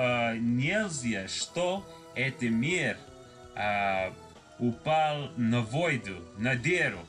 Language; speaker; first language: Russian; non-native, learner; English